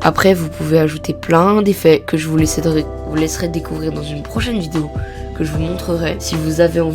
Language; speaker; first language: French; native; French